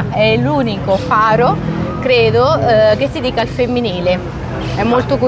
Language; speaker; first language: Italian; native; Italian